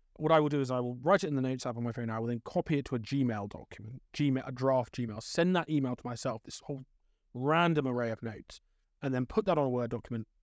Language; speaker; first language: English; native; English